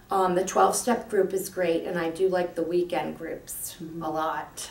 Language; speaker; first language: English; native; English